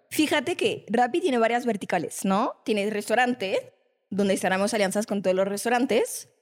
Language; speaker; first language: Spanish; non-native, fluent; French